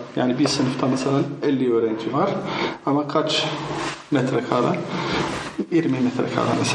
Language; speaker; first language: Turkish; non-native, fluent; Arabic